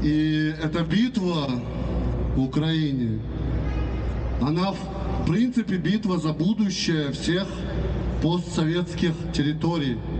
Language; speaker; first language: Russian; non-native, local second language; Chechen